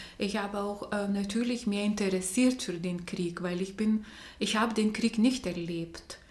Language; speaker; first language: German; non-native, fluent; Lithuanian